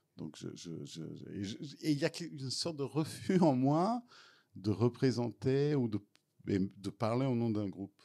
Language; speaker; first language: French; non-native, fluent; Serbian